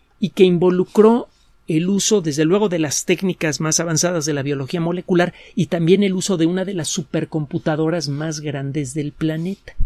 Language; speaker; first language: Spanish; native; Spanish